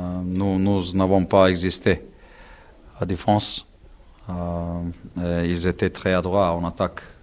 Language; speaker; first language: French; non-native, learner; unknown